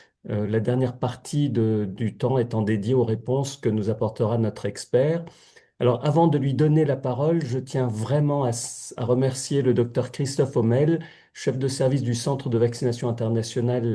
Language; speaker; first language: French; native; French